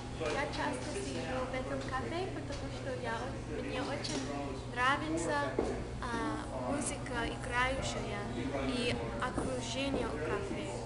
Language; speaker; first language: Russian; non-native, learner; English